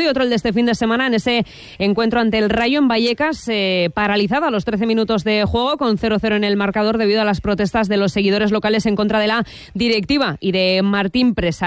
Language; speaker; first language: Spanish; native; Spanish